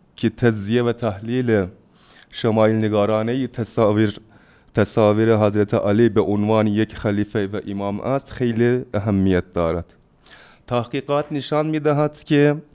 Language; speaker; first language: Persian; non-native, fluent; Turkish